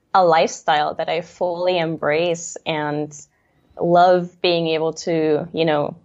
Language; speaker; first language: English; non-native, fluent; German